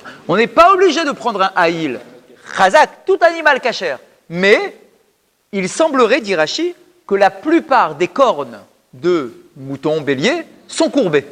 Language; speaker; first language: French; native; French